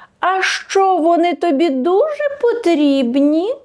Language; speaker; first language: Ukrainian; native; Ukrainian